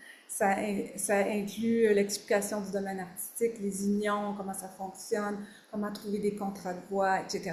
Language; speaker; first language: French; native; French